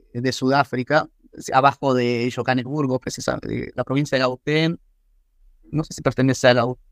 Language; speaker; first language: Spanish; native; Spanish